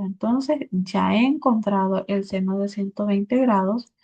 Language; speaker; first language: Spanish; native; Spanish